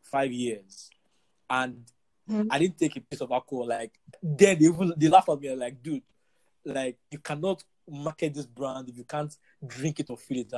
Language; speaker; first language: English; non-native, local second language; Yoruba